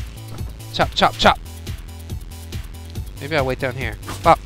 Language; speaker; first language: English; native; English